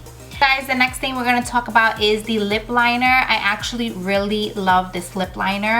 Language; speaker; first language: English; native; English